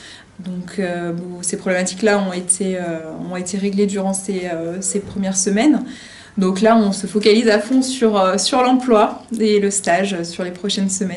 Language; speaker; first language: French; native; French